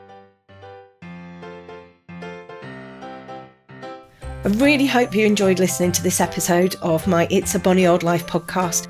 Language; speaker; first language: English; native; English